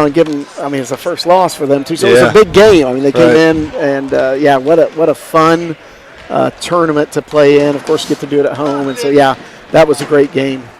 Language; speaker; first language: English; native; English